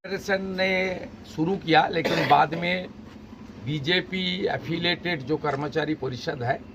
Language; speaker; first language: Hindi; non-native, local second language; Bangla